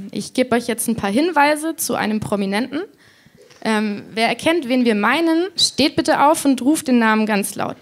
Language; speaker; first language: German; native; German